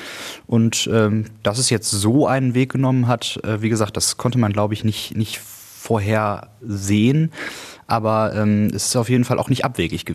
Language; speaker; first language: German; native; German